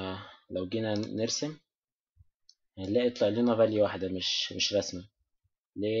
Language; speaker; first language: Arabic; native; Arabic